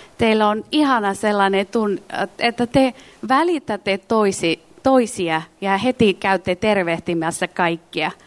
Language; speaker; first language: Finnish; non-native, fluent; Nepali